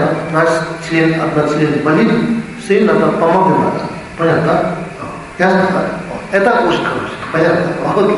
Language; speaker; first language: Russian; non-native, learner; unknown